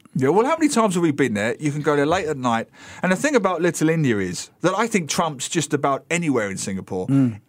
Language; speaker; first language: English; native; English